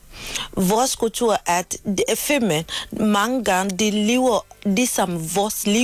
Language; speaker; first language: Danish; non-native, learner; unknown